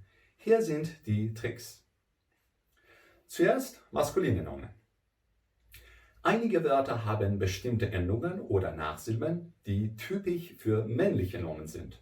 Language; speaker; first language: German; non-native, fluent; Persian